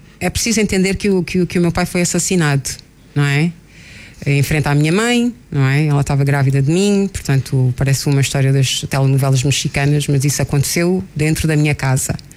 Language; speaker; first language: Portuguese; non-native, local second language; Kabuverdianu